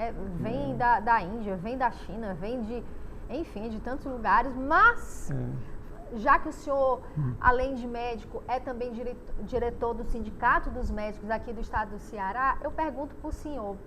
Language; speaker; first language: Portuguese; native; Portuguese